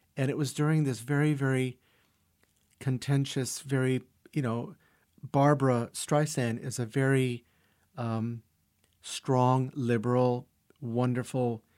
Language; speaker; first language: English; early bilingual, other home language; Russian